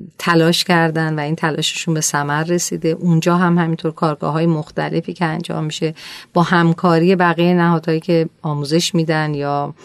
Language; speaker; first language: Persian; native; Persian